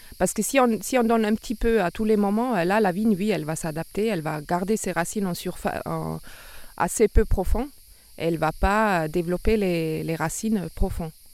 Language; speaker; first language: French; non-native, local second language; Swiss German